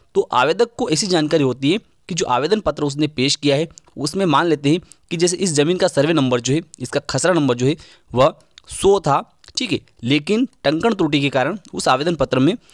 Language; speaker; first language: Hindi; native; Hindi